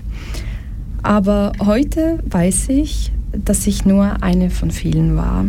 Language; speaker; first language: German; early bilingual, other home language; Portuguese